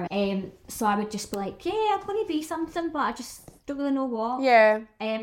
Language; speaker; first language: English; native; English